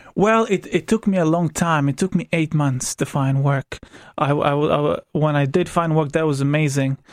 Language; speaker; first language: English; non-native, fluent; Croatian